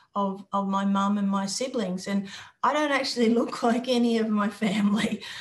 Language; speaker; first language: English; native; English